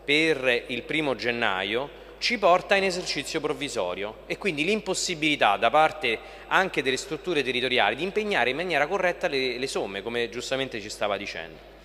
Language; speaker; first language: Italian; native; Italian